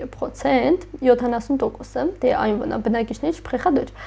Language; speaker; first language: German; non-native, fluent; Armenian